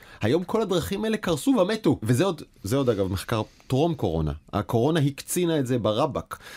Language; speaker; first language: Hebrew; native; Hebrew